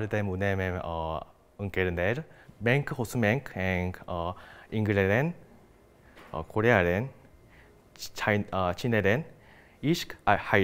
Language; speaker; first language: Armenian; non-native, learner; Korean